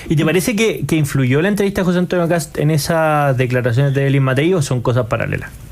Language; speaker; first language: Spanish; native; Spanish